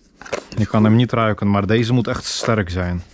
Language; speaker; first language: Dutch; non-native, fluent; Russian